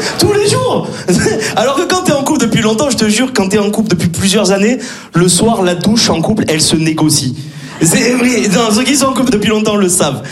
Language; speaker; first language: French; native; French